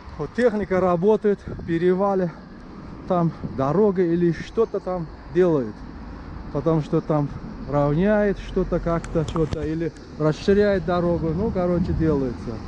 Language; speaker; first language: Russian; non-native, local second language; Uzbek